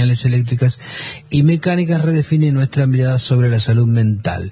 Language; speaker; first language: Spanish; native; Spanish